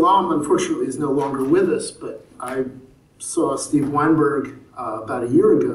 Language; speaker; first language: English; native; English